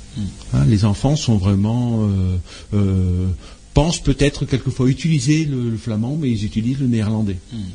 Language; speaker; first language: French; native; French